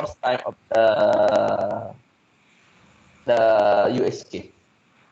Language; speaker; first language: English; non-native, learner; Indonesian